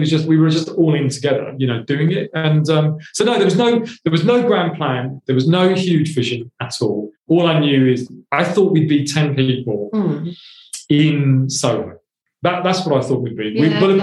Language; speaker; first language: English; native; English